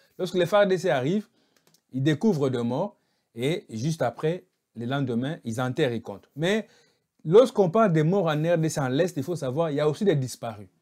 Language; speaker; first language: French; non-native, local second language; Lingala